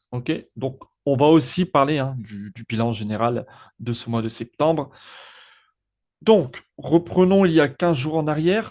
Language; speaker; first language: French; native; French